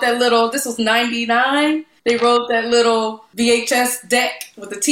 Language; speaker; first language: English; native; English